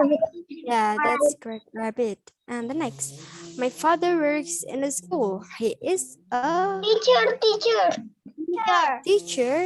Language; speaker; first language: English; non-native, learner; Indonesian